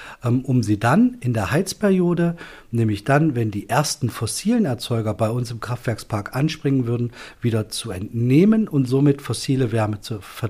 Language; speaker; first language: German; native; German